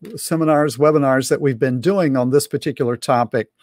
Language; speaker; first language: English; native; English